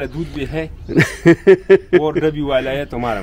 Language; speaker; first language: Hindi; non-native, local second language; Pashto